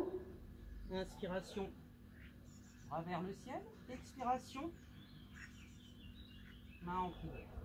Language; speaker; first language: French; native; French